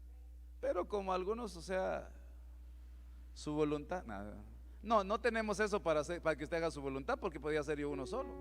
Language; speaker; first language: Spanish; native; Spanish